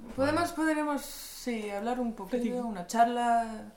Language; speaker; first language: Spanish; non-native, fluent; Czech